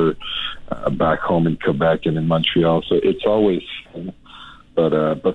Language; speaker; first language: English; non-native, fluent; French